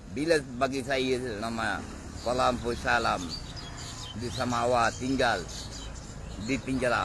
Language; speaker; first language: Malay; non-native, learner; Bangla